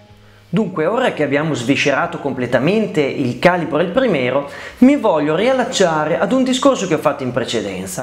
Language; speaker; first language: Italian; native; Italian